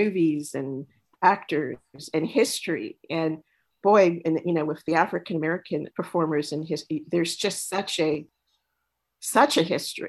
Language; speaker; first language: English; native; English